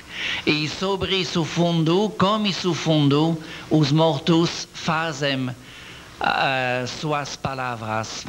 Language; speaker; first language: Portuguese; non-native, learner; French